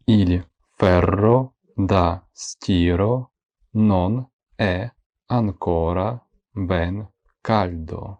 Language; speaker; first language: Italian; non-native, fluent; Ukrainian